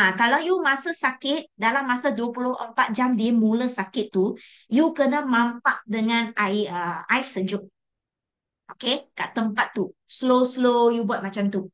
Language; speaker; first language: Malay; non-native, local second language; Chinese